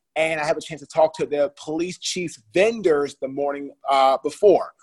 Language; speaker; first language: English; native; English